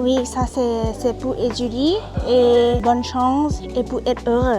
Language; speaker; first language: French; non-native, learner; Thai